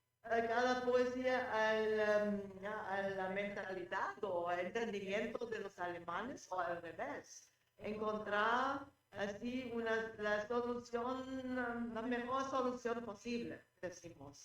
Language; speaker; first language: Spanish; non-native, fluent; German